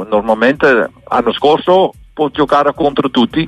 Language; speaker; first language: Italian; non-native, learner; Dutch